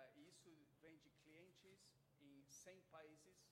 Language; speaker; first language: Portuguese; non-native, fluent; English